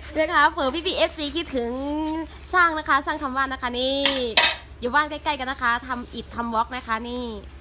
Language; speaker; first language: Thai; non-native, local second language; Khün